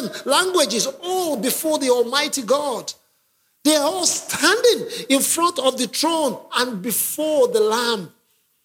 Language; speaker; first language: English; non-native, local second language; Yoruba